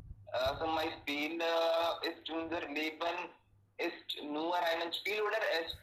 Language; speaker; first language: German; non-native, learner; Hindi